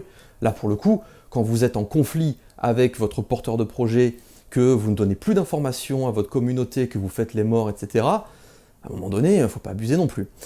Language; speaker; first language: French; native; French